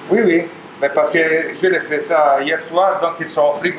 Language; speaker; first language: French; non-native, learner; Italian